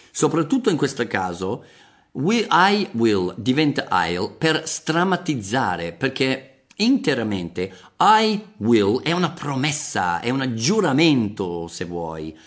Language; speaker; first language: Italian; non-native, fluent; English